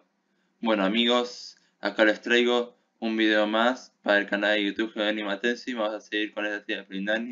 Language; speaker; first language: Spanish; native; Spanish